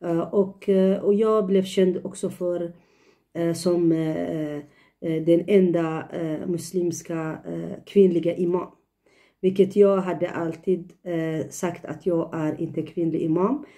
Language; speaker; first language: Swedish; non-native, fluent; Tigrinya